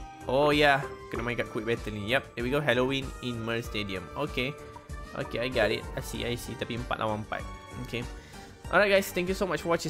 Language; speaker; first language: English; non-native, local second language; Malay